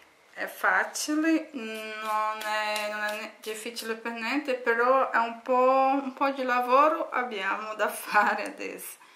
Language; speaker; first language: Italian; non-native, learner; Portuguese